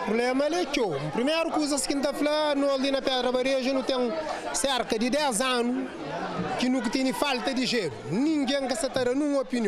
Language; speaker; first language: Portuguese; non-native, local second language; Kabuverdianu